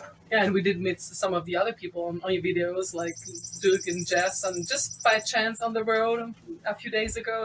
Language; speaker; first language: English; non-native, fluent; French